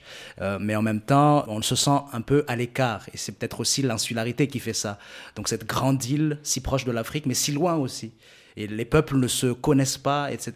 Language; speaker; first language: French; non-native, local second language; Malagasy